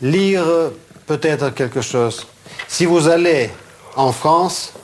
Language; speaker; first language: French; non-native, fluent; Russian